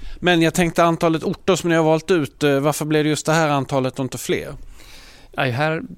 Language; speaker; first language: Swedish; native; Swedish